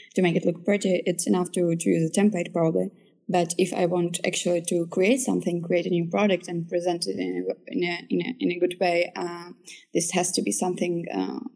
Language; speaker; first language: English; early bilingual, other home language; Czech